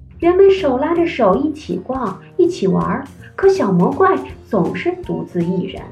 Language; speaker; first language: Chinese; native; Chinese